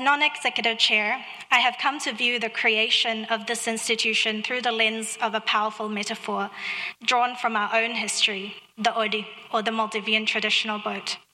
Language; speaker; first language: English; non-native, fluent; Divehi